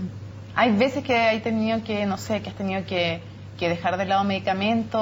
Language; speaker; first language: Spanish; native; Spanish